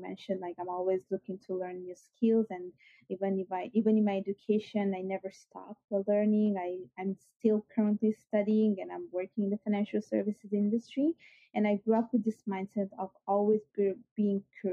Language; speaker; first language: English; non-native, fluent; Italian